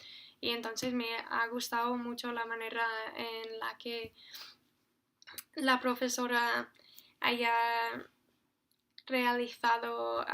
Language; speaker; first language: Spanish; non-native, fluent; English